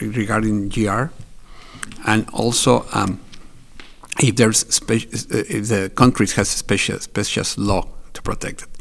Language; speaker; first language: English; non-native, fluent; Spanish